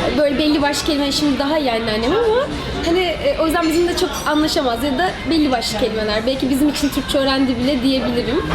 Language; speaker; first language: Turkish; native; Turkish